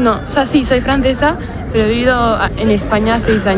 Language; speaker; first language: Spanish; non-native, fluent; French